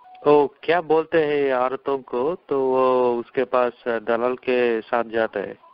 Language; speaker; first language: Hindi; non-native, local second language; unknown